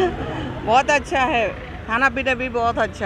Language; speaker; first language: Hindi; non-native, local second language; Telugu